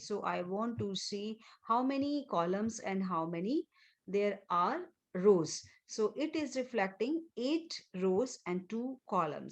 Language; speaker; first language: English; non-native, local second language; Hindi